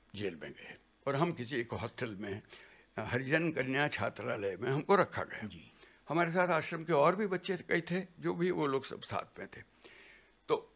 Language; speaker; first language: Hindi; non-native, local second language; Gujarati